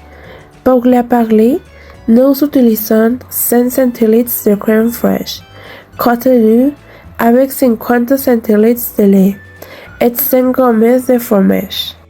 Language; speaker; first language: French; non-native, learner; Spanish